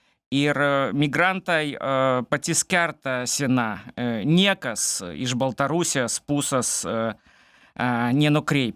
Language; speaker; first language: Lithuanian; non-native, learner; Belarusian